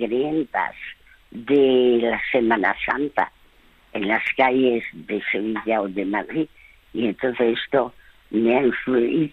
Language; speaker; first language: Spanish; early bilingual, other home language; French